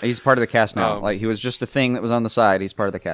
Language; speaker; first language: English; native; English